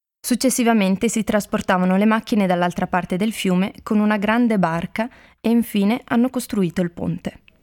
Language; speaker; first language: Italian; native; Italian